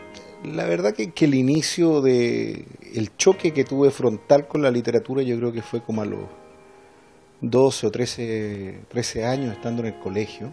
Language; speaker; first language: Spanish; native; Spanish